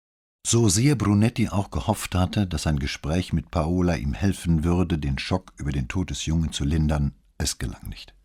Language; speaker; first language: German; native; German